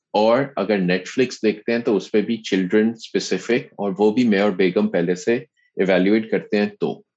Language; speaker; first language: Urdu; native; Urdu